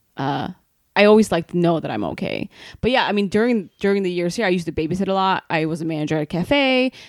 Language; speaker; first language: English; non-native, fluent; Swedish